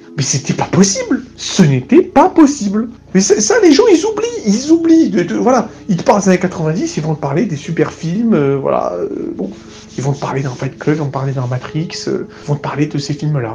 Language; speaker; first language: French; native; French